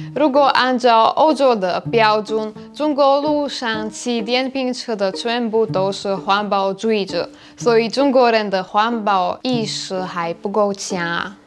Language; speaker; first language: Chinese; non-native, fluent; Slovak